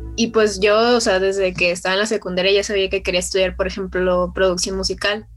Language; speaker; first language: Spanish; native; Spanish